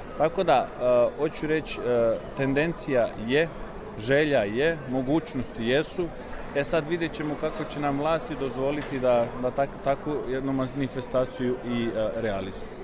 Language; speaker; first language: Serbian; early bilingual, heritage; Serbian